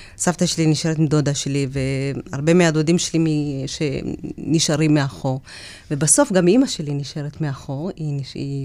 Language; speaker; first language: Hebrew; early bilingual, other home language; Amharic